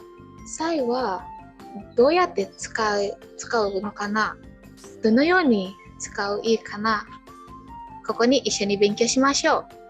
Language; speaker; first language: Japanese; non-native, learner; Indonesian